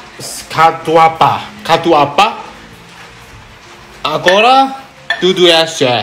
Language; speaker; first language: Portuguese; non-native, learner; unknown